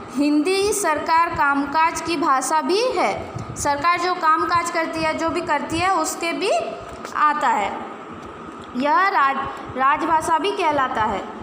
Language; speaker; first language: Hindi; non-native, local second language; Odia